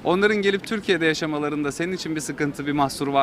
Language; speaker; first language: Turkish; native; Turkish